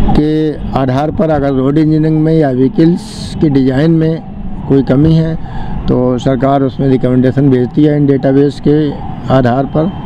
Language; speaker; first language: Hindi; native; Hindi